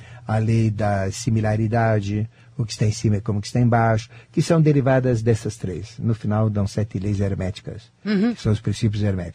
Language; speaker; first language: Portuguese; native; Portuguese